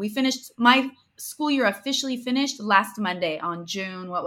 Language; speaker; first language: English; early bilingual, other home language; Spanish